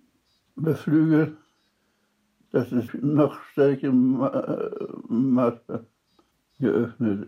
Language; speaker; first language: German; non-native, fluent; Polish